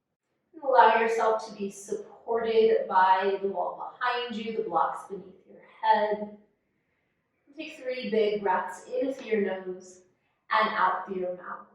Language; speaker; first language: English; native; English